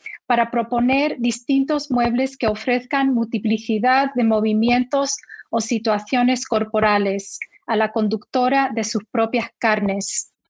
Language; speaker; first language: Spanish; early bilingual, heritage; Spanish